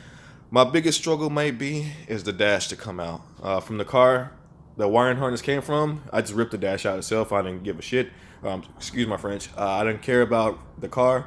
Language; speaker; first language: English; native; English